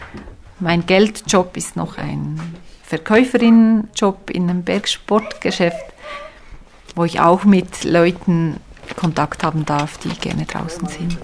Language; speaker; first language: German; native; German